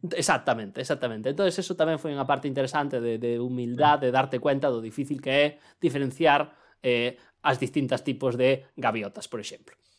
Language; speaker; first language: Galician; non-native, local second language; Spanish